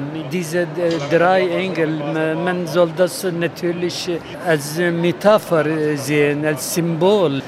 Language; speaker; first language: German; non-native, fluent; Arabic